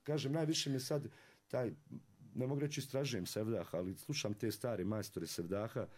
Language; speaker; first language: Serbian; native; Serbian